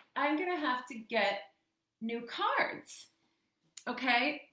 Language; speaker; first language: English; native; English